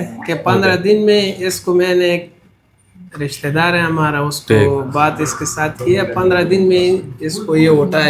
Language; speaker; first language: Hindi; non-native, learner; Pashto